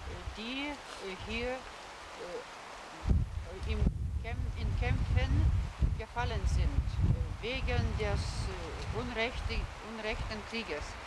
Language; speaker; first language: German; non-native, fluent; Lithuanian